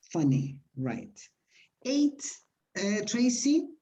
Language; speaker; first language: English; non-native, fluent; Spanish